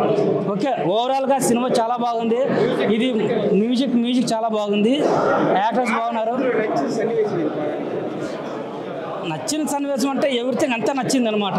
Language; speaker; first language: Telugu; native; Telugu